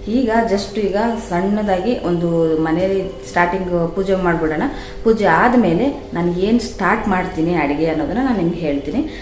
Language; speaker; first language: Kannada; native; Kannada